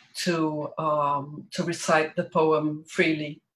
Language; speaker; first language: English; early bilingual, other home language; Portuguese